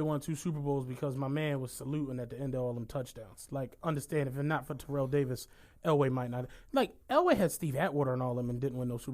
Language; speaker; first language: English; native; English